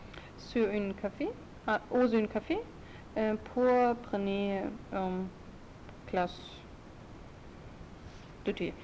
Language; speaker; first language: French; non-native, learner; German